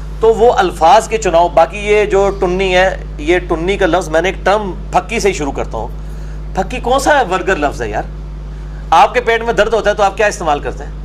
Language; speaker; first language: Urdu; non-native, local second language; Punjabi